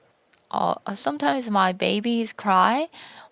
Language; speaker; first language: English; non-native, learner; Korean